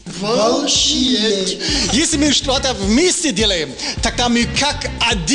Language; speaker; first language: Russian; non-native, learner; German